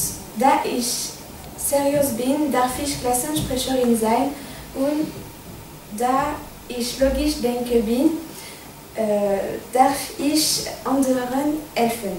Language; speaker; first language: German; non-native, learner; French